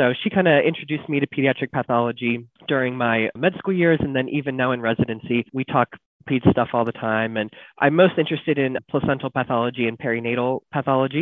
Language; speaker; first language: English; native; English